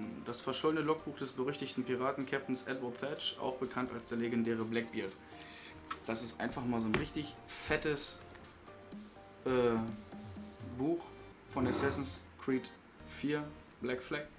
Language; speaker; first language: German; native; German